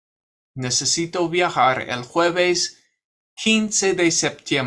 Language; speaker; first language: Spanish; non-native, fluent; English